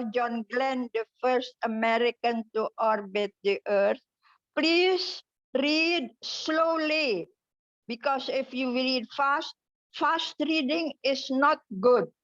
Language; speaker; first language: English; non-native, fluent; Indonesian